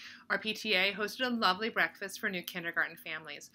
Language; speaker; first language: English; native; English